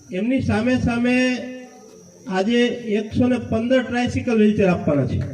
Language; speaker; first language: Gujarati; native; Gujarati